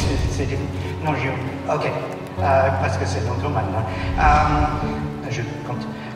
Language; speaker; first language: French; non-native, learner; English